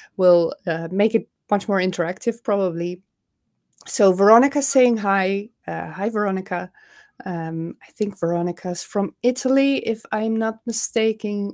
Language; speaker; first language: English; non-native, fluent; Dutch